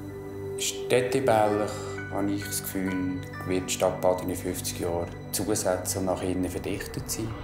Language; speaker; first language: German; native; German